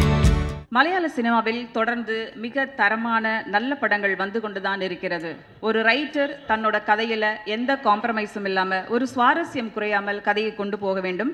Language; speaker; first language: Tamil; native; Tamil